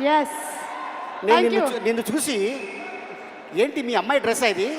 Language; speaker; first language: Telugu; native; Telugu